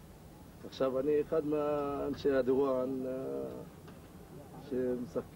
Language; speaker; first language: Hebrew; non-native, local second language; Arabic